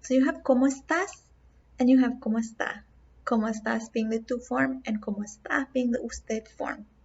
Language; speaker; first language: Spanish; non-native, fluent; English